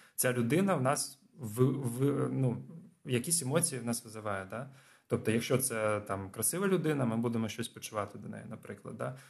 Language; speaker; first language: Ukrainian; non-native, local second language; Russian